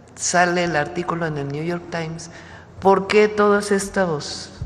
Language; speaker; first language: Spanish; native; Spanish